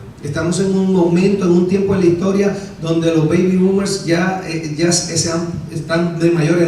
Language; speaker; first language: Spanish; native; Spanish